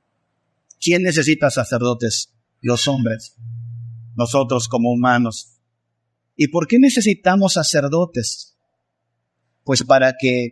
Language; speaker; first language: Spanish; native; Spanish